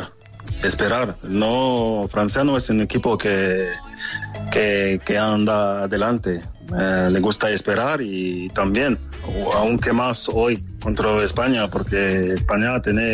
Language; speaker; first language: Spanish; non-native, fluent; French